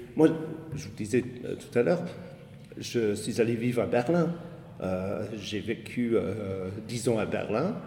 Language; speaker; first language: French; non-native, fluent; English